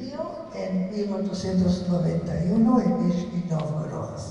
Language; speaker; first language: Spanish; non-native, fluent; English